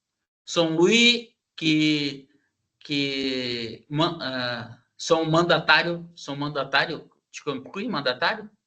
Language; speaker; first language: French; non-native, learner; Portuguese